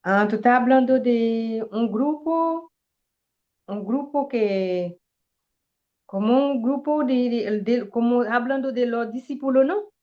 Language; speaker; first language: Spanish; non-native, learner; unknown